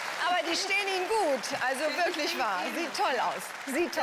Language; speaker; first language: German; native; German